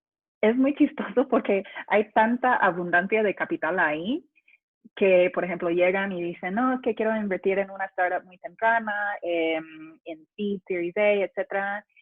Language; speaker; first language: Spanish; non-native, fluent; English